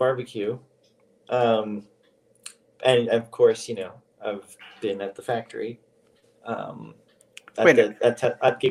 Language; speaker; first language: English; native; English